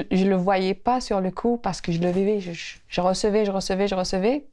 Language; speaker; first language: French; non-native, local second language; Kabyle